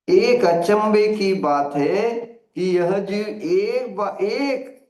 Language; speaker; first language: Hindi; non-native, local second language; Marathi